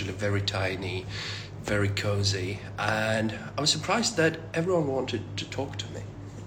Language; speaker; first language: English; non-native, fluent; Russian